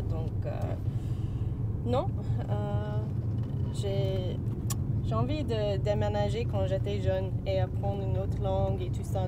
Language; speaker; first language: French; non-native, learner; English